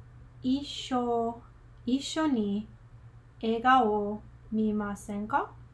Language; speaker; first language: Japanese; non-native, learner; English